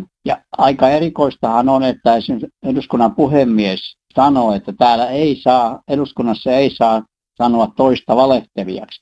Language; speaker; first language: Finnish; native; Finnish